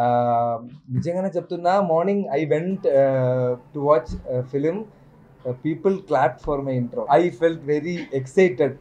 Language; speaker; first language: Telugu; non-native, learner; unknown